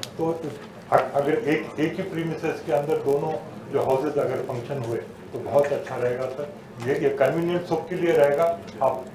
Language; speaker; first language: Hindi; native; Hindi